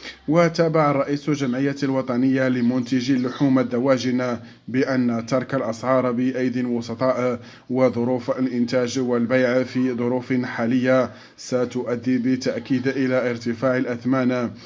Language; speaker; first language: Arabic; native; Arabic